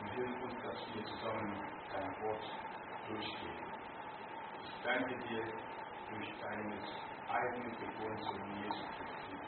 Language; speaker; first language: German; non-native, learner; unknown